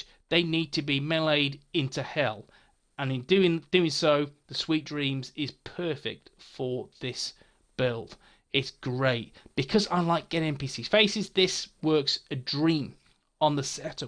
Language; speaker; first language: English; native; English